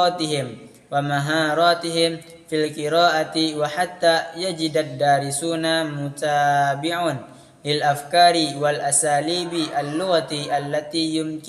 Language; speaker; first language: Arabic; non-native, learner; Indonesian